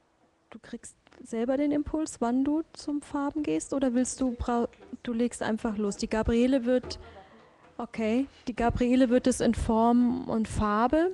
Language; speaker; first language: German; native; German